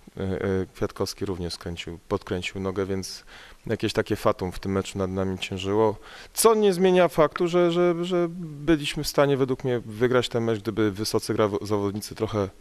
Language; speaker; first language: Polish; native; Polish